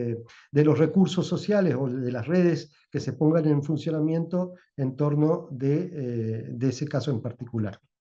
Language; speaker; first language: Spanish; native; Spanish